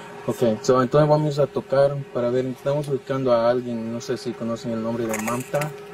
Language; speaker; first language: Spanish; non-native, learner; English